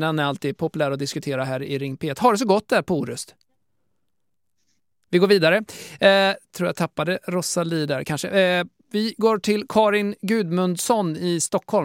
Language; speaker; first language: Swedish; native; Swedish